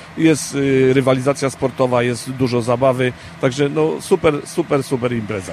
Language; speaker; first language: Polish; native; Polish